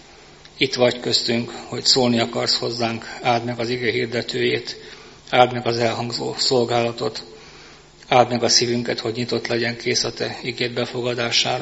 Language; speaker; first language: Hungarian; native; Hungarian